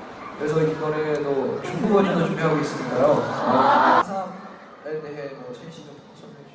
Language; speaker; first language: Korean; non-native, fluent; Chinese